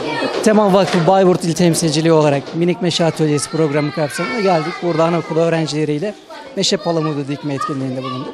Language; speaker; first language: Turkish; native; Turkish